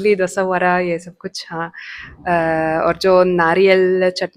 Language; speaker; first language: Hindi; non-native, fluent; Italian